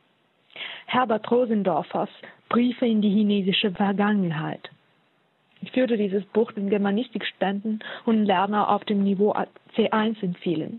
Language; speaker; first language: German; non-native, fluent; Russian